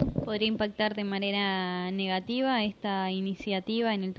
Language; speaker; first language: Spanish; native; Spanish